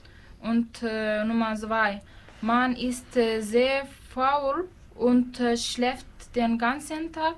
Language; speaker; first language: German; non-native, learner; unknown